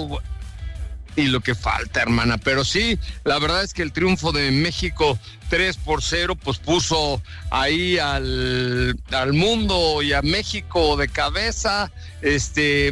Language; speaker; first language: Spanish; native; Spanish